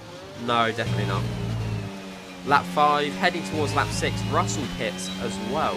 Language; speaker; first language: English; native; English